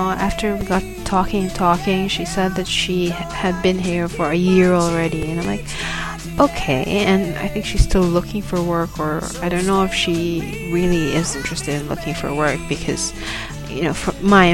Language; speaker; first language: English; non-native, local second language; Filipino